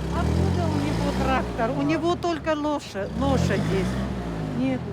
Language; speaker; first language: Russian; non-native, local second language; Chechen